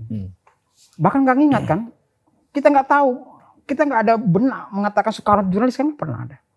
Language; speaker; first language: Indonesian; native; Indonesian